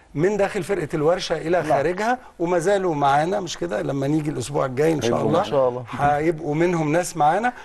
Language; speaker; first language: Arabic; native; Arabic